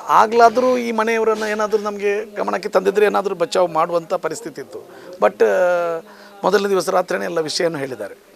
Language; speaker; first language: Kannada; native; Kannada